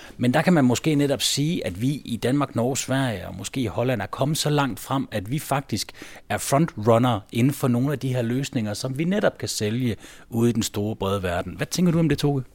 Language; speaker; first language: Danish; native; Danish